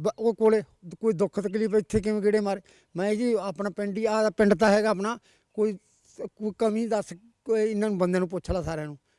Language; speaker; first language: Punjabi; native; Punjabi